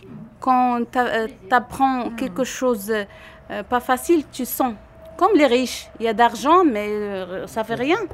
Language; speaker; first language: French; non-native, learner; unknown